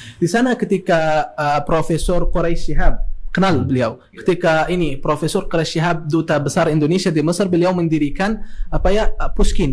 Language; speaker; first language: Indonesian; non-native, fluent; Arabic